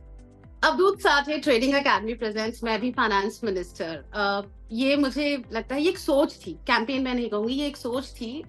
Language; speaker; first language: Hindi; native; Hindi